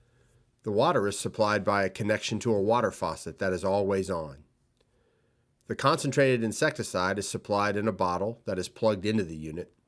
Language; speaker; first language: English; native; English